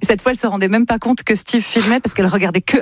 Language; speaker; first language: French; native; French